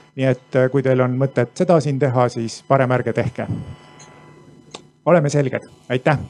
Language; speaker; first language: Estonian; native; Estonian